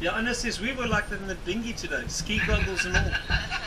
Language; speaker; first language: English; native; English